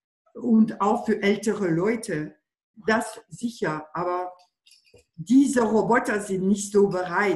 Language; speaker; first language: German; non-native, fluent; French